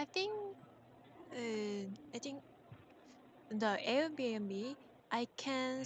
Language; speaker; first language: English; non-native, learner; Korean